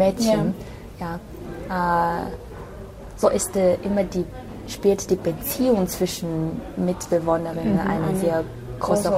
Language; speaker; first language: German; non-native, learner; Chinese